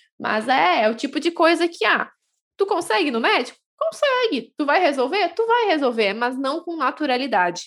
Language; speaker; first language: Portuguese; native; Portuguese